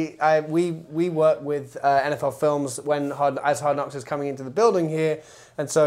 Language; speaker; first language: English; native; English